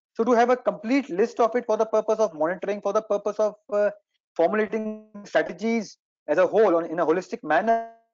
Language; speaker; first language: English; non-native, local second language; Hindi